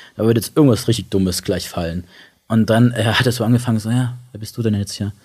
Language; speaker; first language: German; early bilingual, other home language; Italian